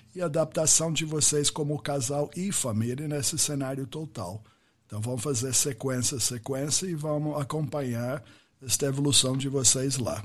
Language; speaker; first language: Portuguese; non-native, fluent; English